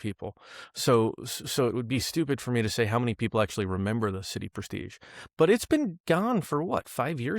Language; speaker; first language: English; native; English